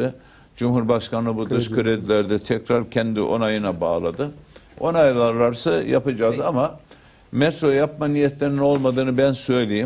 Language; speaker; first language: Turkish; native; Turkish